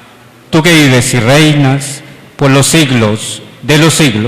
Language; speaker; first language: Spanish; native; Spanish